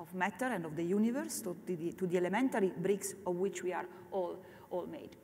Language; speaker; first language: English; non-native, fluent; Italian